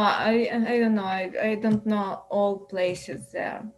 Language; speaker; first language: English; non-native, learner; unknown